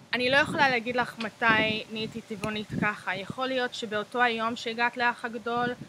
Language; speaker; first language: Hebrew; early bilingual, heritage; Hebrew